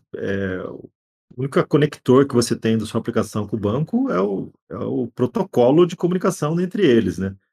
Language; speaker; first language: Portuguese; native; Portuguese